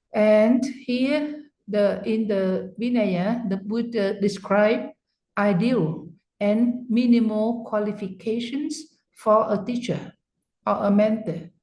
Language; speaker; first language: English; non-native, fluent; Vietnamese